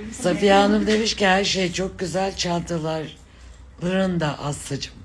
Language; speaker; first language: Turkish; native; Turkish